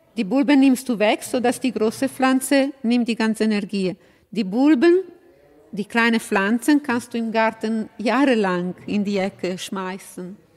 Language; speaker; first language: German; non-native, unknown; Italian